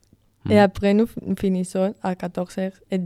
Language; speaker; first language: French; non-native, learner; Spanish